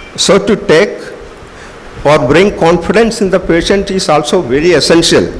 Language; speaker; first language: English; non-native, local second language; Malayalam